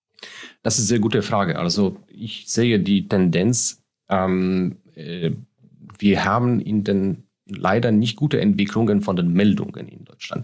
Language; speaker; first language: German; non-native, fluent; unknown